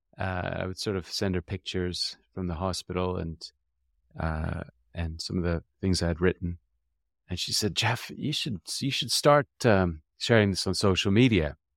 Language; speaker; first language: English; native; English